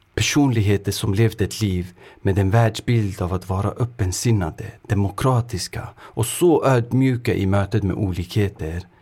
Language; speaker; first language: Swedish; native; Swedish